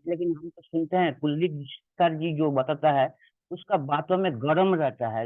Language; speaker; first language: Hindi; non-native, local second language; Bangla